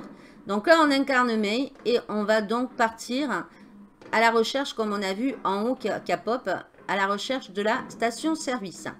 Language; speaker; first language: French; native; French